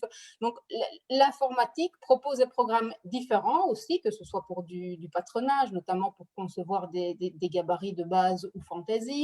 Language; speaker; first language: French; native; French